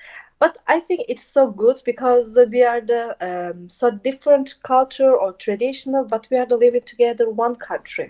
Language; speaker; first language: English; non-native, local second language; Turkish